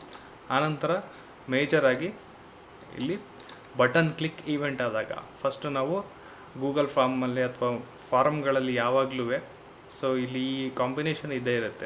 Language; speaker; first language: Kannada; native; Kannada